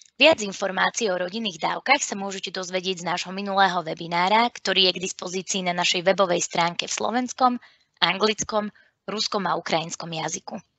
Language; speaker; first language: Slovak; native; Slovak